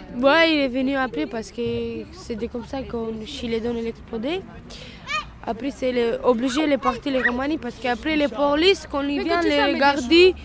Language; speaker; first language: French; non-native, learner; Romanian